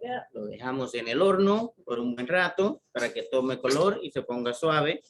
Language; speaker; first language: Spanish; native; Spanish